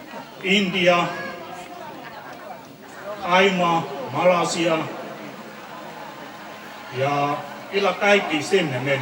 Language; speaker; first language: Finnish; non-native, fluent; Burmese